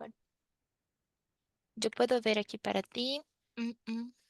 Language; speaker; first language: Spanish; non-native, fluent; Portuguese